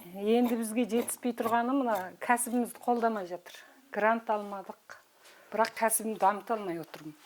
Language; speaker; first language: Kazakh; native; Kazakh